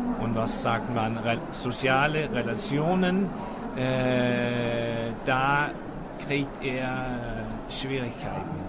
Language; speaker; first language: German; non-native, learner; Danish